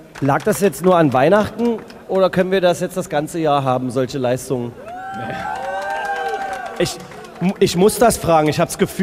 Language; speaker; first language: German; native; German